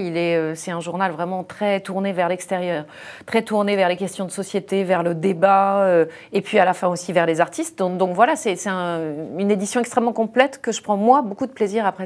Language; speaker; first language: French; native; French